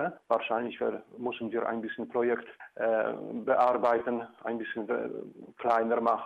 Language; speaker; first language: German; non-native, fluent; Polish